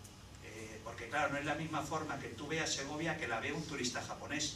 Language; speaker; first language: Spanish; native; Spanish